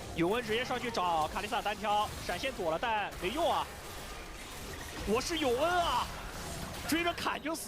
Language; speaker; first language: Chinese; native; Chinese